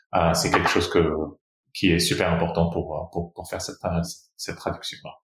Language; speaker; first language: French; non-native, fluent; Portuguese